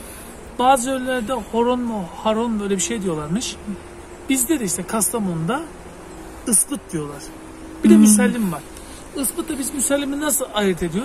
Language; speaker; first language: Turkish; native; Turkish